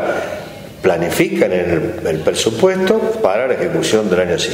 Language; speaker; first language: Spanish; native; Spanish